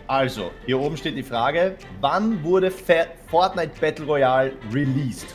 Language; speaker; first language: German; native; German